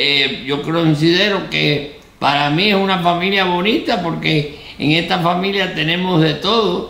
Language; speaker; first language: Spanish; native; Spanish